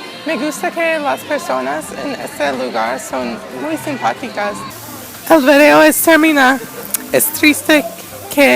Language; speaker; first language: Spanish; non-native, learner; English